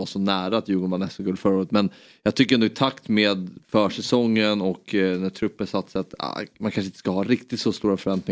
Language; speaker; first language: Swedish; native; Swedish